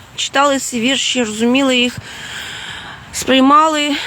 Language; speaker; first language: Ukrainian; non-native, fluent; Lithuanian